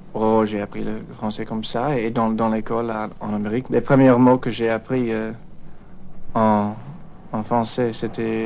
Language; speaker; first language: French; non-native, fluent; English